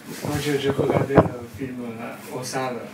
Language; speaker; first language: French; non-native, learner; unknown